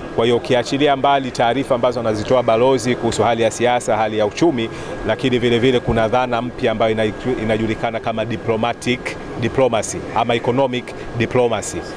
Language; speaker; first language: Swahili; native; Swahili